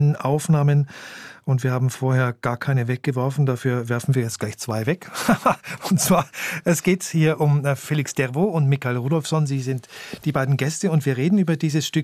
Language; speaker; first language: German; native; German